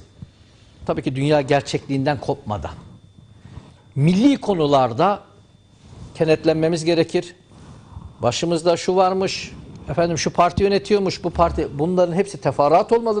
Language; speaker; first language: Turkish; native; Turkish